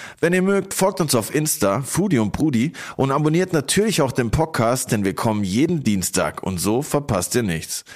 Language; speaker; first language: German; native; German